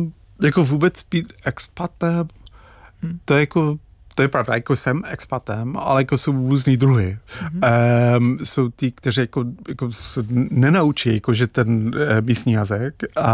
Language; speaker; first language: Czech; non-native, fluent; English